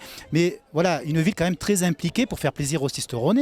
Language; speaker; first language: French; native; French